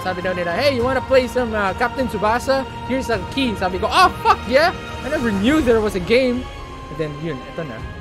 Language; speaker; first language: English; non-native, local second language; Filipino